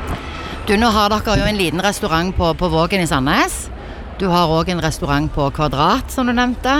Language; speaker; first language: Norwegian; native; Norwegian